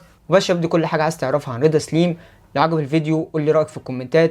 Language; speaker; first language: Arabic; native; Arabic